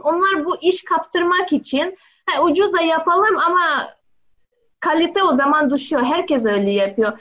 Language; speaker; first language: Turkish; non-native, learner; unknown